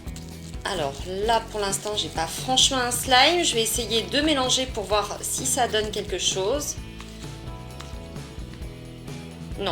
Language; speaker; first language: French; native; French